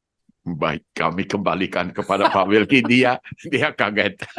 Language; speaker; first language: Indonesian; non-native, fluent; Dutch